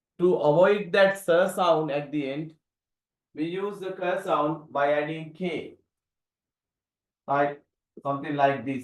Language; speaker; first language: English; non-native, local second language; Sinhala